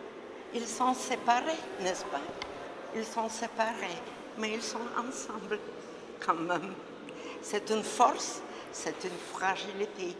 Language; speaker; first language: French; non-native, fluent; Russian